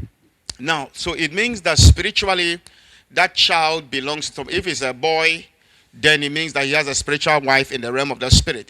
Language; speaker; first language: English; non-native, local second language; Akan